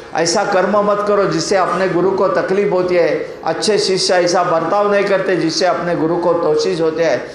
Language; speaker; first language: Hindi; non-native, local second language; Marathi